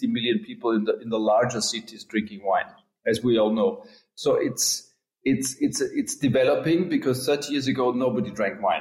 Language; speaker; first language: English; non-native, fluent; German